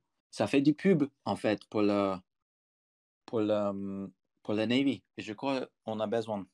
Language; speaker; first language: French; non-native, fluent; English